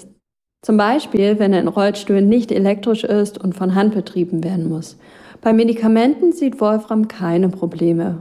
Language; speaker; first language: German; native; German